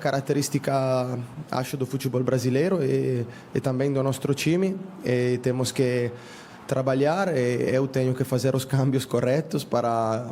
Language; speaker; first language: Portuguese; non-native, fluent; Spanish